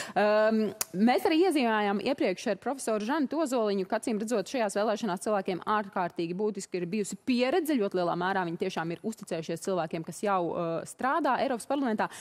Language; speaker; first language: Latvian; native; Latvian